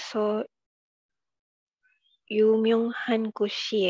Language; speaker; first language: Korean; non-native, learner; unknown